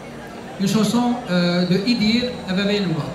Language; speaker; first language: French; non-native, local second language; Arabic